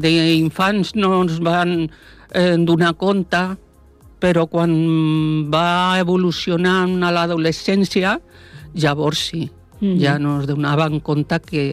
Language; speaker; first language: Catalan; non-native, local second language; Spanish